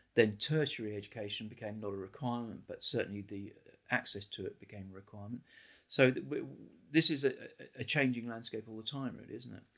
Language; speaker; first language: English; native; English